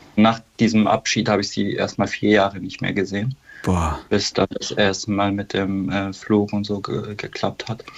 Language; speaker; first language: German; non-native, fluent; Arabic